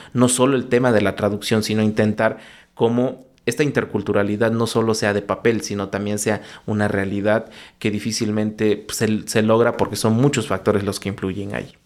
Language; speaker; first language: Spanish; non-native, local second language; Mixtepec Mixtec